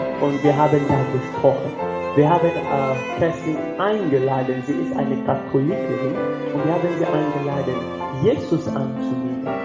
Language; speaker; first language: German; non-native, fluent; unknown